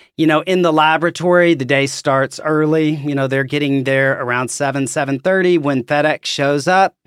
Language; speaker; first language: English; native; English